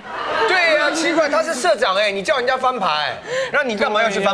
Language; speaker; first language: Chinese; native; Chinese